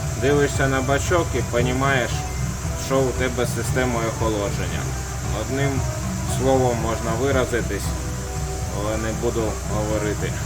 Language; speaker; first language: Ukrainian; native; Ukrainian